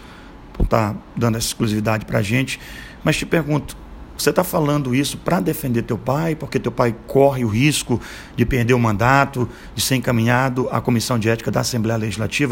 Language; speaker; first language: Portuguese; native; Portuguese